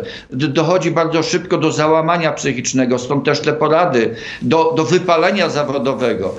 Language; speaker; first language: Polish; native; Polish